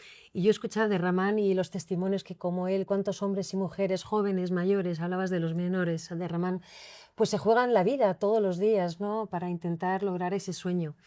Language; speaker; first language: Spanish; native; Spanish